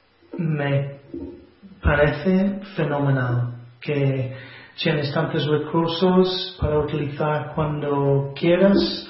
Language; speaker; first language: Spanish; non-native, fluent; English